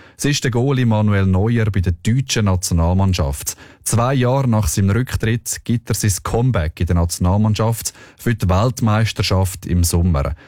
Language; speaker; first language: German; native; German